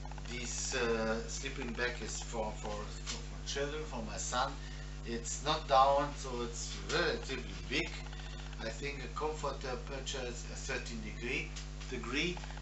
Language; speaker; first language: English; non-native, learner; Spanish